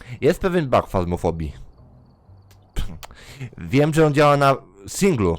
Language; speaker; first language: Polish; native; Polish